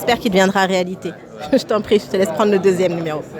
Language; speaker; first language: French; native; French